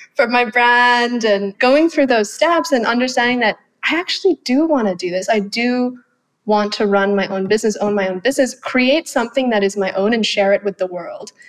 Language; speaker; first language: English; non-native, fluent; Thai